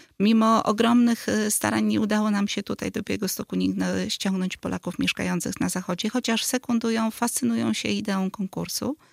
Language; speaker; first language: Polish; native; Polish